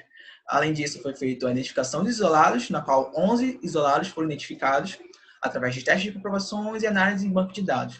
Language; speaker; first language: Portuguese; native; Portuguese